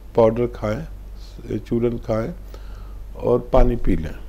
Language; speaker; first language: Hindi; native; Hindi